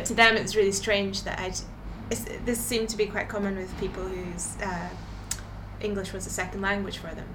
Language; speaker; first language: English; native; English